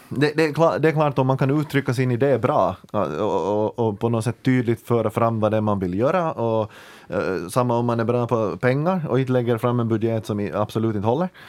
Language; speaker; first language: Swedish; native; Swedish